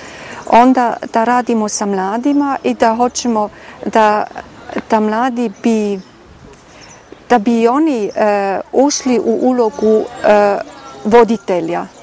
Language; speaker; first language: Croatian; non-native, fluent; German